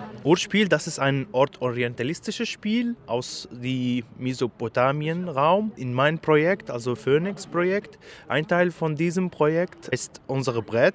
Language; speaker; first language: German; non-native, learner; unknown